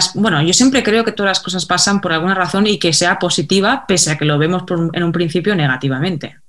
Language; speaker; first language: Spanish; native; Spanish